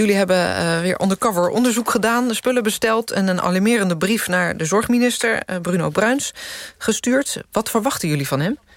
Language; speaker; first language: Dutch; native; Dutch